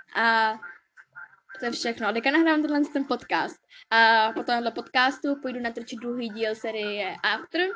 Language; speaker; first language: Czech; early bilingual, other home language; English